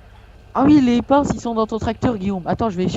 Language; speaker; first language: French; native; French